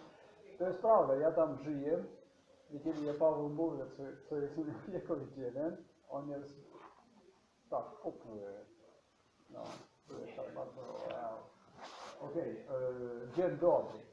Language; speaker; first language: Polish; non-native, learner; Slovenian